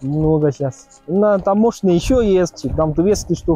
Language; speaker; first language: Russian; non-native, learner; Chinese